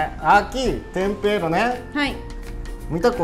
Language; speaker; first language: Portuguese; non-native, learner; Japanese